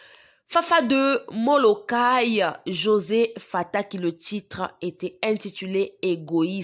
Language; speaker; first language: French; non-native, local second language; Lingala